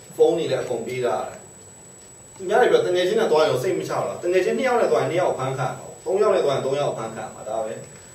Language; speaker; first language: Burmese; non-native, local second language; Hakha Chin